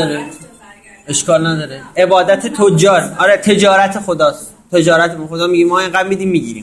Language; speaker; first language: Persian; native; Persian